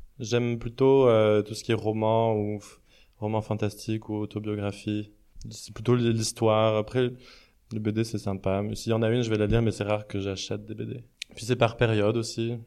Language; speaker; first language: French; native; French